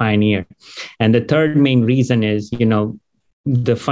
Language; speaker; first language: English; non-native, local second language; Gujarati